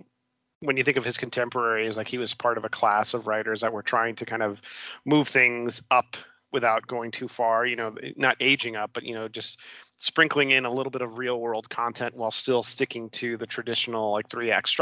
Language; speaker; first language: English; native; English